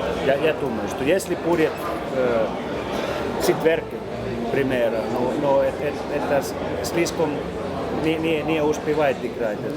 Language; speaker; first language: Russian; non-native, learner; Finnish